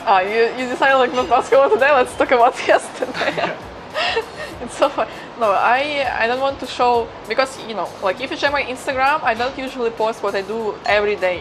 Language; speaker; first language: English; non-native, fluent; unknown